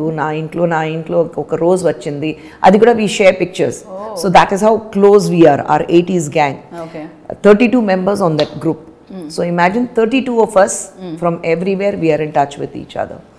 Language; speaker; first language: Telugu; non-native, fluent; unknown